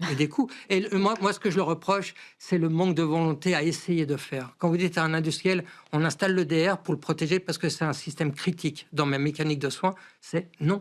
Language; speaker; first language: French; native; French